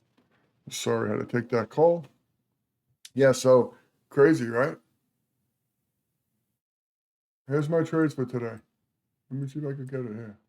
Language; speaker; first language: English; native; English